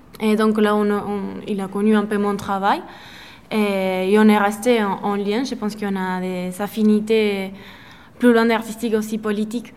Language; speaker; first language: French; non-native, fluent; Spanish